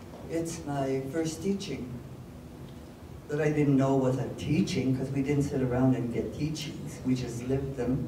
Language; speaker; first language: English; native; English